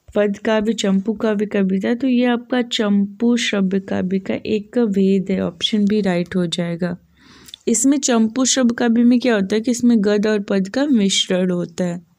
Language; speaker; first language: Hindi; native; Hindi